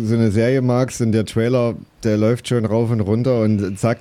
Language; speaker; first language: German; native; German